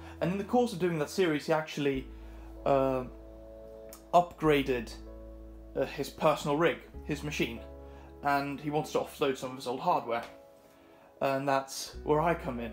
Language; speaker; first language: English; non-native, fluent; Swedish